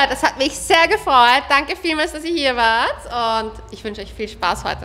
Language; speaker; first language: German; native; German